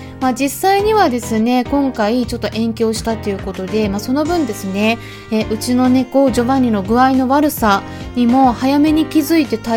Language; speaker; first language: Japanese; native; Japanese